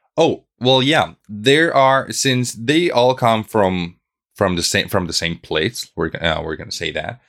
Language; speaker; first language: English; non-native, fluent; Spanish